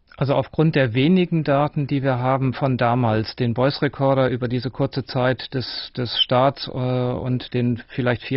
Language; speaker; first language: German; native; German